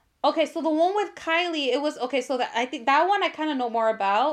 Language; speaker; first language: English; early bilingual, other home language; Spanish